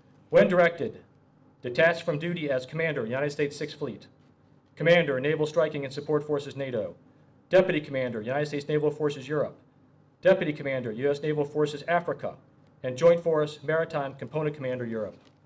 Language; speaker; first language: English; native; English